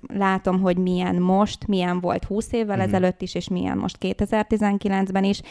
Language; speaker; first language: Hungarian; native; Hungarian